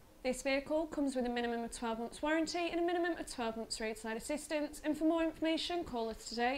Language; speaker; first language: English; native; English